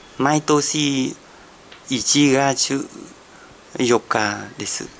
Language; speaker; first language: Japanese; non-native, learner; Vietnamese